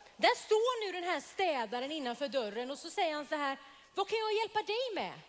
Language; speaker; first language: Swedish; native; Swedish